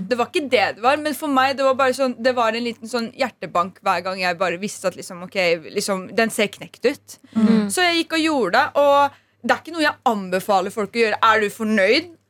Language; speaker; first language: Norwegian; early bilingual, other home language; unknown